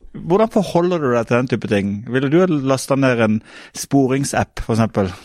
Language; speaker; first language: Norwegian; native; Norwegian